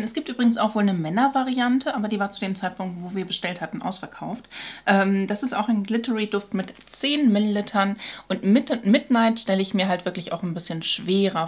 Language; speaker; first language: German; native; German